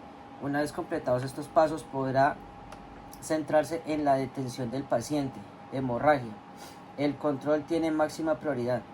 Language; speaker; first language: Spanish; native; Spanish